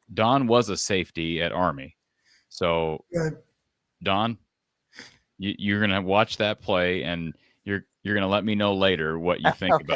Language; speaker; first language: English; native; English